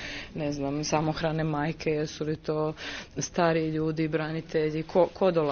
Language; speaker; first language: Croatian; native; Croatian